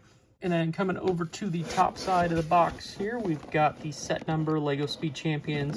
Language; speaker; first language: English; native; English